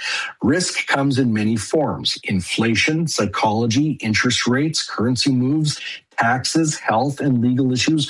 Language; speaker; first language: English; native; English